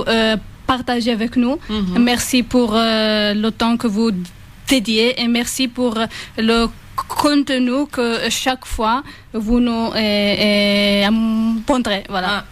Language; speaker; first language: French; non-native, fluent; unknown